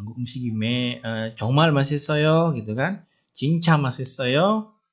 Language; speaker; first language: Korean; non-native, fluent; Indonesian